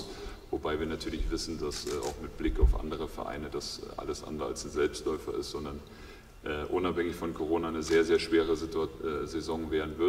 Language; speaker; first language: German; native; German